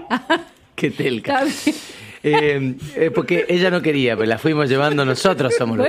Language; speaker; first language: Spanish; native; Spanish